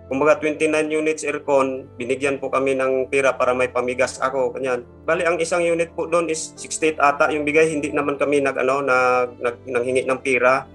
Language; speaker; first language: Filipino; non-native, local second language; Cebuano